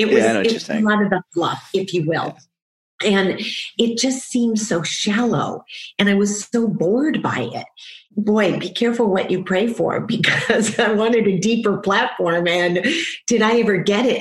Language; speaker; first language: English; native; English